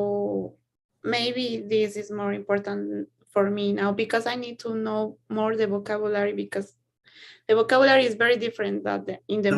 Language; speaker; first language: English; non-native, learner; Spanish